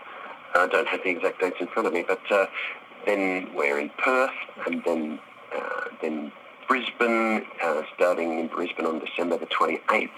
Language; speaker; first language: English; native; English